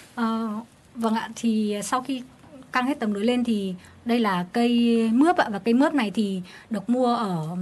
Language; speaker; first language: Vietnamese; native; Vietnamese